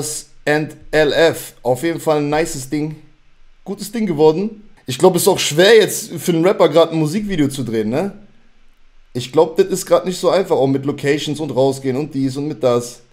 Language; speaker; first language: German; native; German